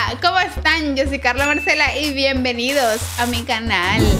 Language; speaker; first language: Spanish; native; Spanish